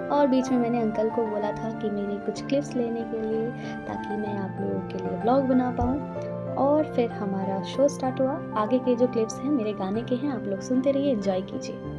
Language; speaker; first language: Hindi; non-native, local second language; Bangla